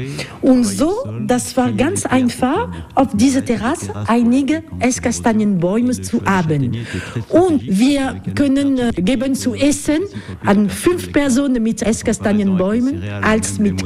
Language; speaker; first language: German; non-native, learner; French